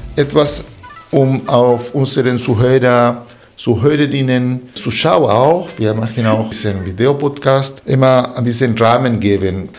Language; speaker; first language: German; non-native, fluent; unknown